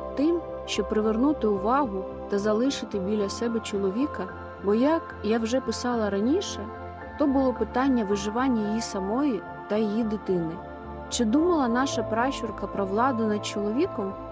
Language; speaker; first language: Ukrainian; native; Ukrainian